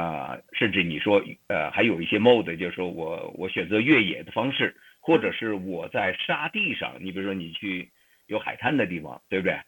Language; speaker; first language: Chinese; native; Chinese